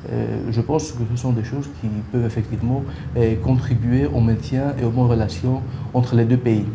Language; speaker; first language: French; non-native, fluent; Greek